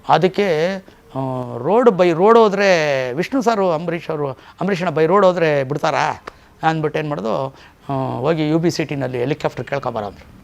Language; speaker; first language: Kannada; native; Kannada